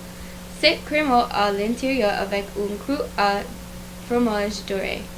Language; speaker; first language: French; non-native, learner; English